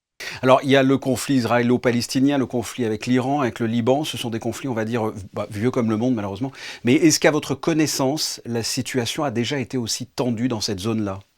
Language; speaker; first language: French; native; French